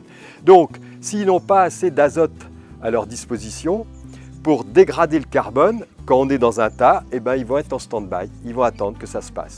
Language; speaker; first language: French; native; French